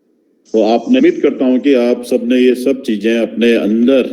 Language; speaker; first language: Hindi; native; Hindi